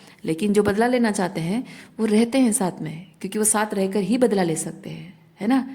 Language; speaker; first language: Hindi; native; Hindi